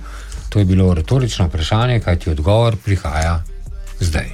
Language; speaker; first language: Slovenian; native; Slovenian